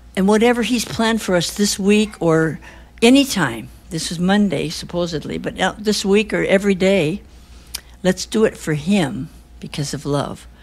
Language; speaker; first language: English; early bilingual, other home language; Chinese